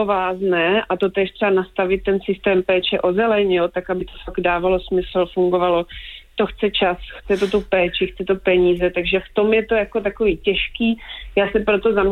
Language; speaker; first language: Czech; native; Czech